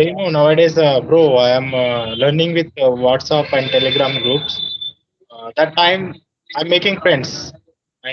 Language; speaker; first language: English; non-native, learner; Telugu